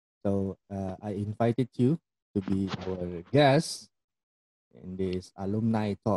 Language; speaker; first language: English; non-native, fluent; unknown